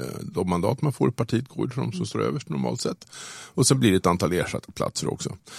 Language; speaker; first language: Swedish; native; Swedish